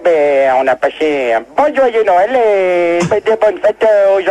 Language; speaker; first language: French; native; French